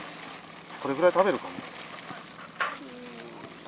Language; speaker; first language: Japanese; native; Japanese